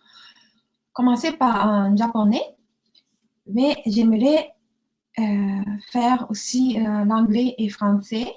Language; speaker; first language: French; non-native, learner; Japanese